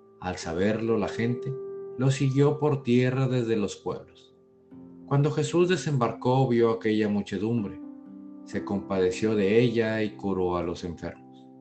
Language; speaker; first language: Spanish; native; Spanish